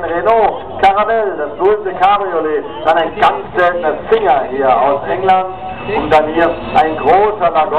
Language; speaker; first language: German; native; German